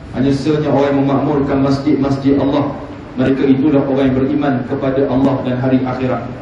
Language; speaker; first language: Malay; native; Malay